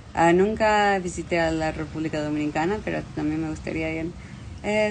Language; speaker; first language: Spanish; non-native, fluent; English